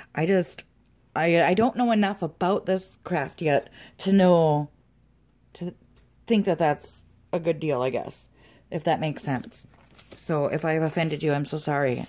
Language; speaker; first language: English; native; English